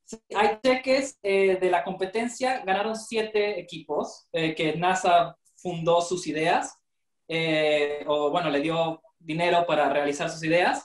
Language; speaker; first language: Spanish; native; Spanish